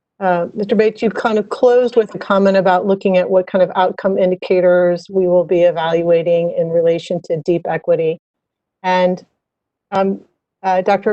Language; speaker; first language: English; native; English